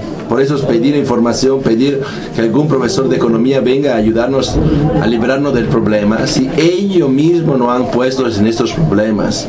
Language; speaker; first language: Spanish; non-native, fluent; Italian